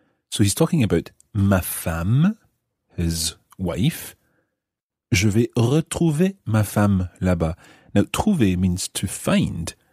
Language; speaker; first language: English; native; English